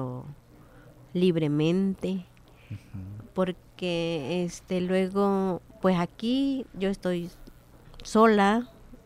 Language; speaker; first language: Spanish; non-native, local second language; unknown